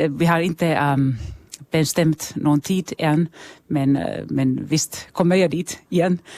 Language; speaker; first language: Swedish; non-native, local second language; Finnish